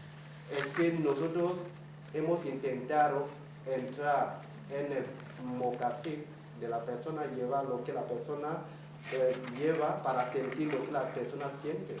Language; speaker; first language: Spanish; non-native, fluent; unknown